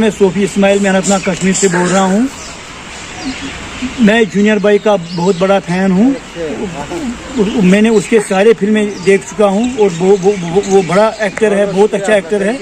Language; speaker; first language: Hindi; non-native, local second language; Kashmiri